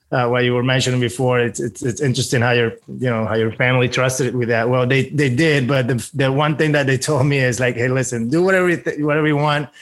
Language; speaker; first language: English; non-native, fluent; Spanish